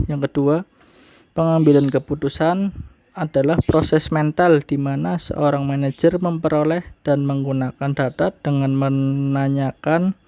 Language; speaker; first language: Indonesian; native; Indonesian